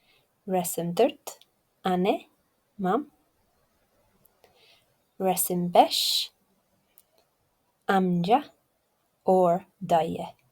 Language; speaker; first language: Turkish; non-native, learner; English